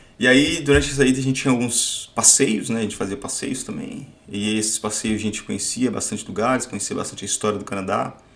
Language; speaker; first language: Portuguese; native; Portuguese